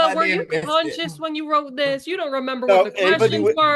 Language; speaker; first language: English; native; English